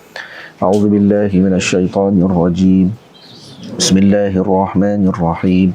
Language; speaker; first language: Arabic; non-native, fluent; Malay